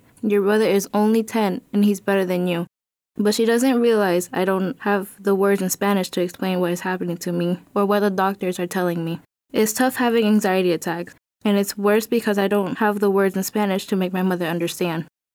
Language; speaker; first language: English; early bilingual, other home language; Spanish